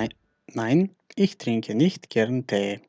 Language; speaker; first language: German; non-native, fluent; Macedonian